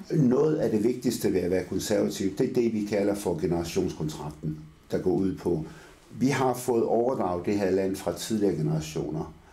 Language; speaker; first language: Danish; early bilingual, other home language; Arabic